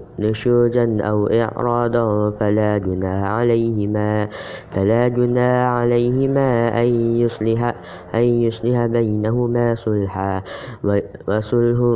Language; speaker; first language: Arabic; non-native, learner; Indonesian